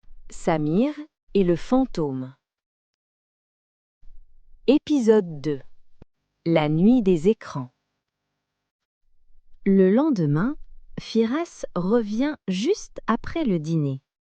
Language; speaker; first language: French; non-native, local second language; Arabic